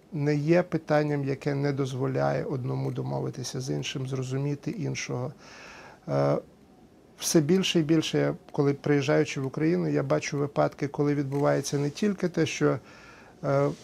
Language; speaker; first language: Ukrainian; early bilingual, heritage; Ukrainian